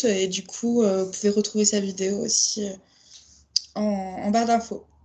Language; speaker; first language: French; native; French